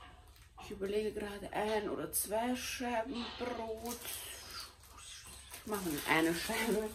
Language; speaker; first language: German; early bilingual, heritage; German